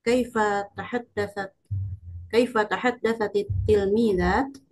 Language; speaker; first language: Arabic; non-native, learner; Indonesian